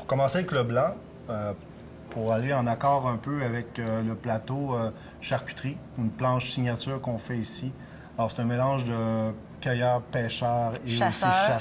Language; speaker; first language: French; native; French